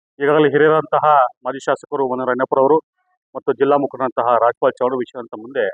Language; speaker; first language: Kannada; non-native, local second language; Lambadi